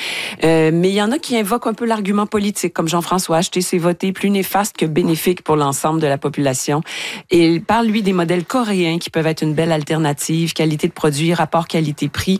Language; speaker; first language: French; native; French